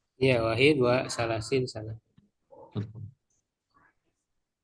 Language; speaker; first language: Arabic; non-native, fluent; Indonesian